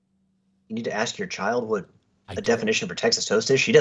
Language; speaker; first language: English; native; English